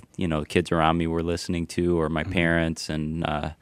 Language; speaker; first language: English; native; English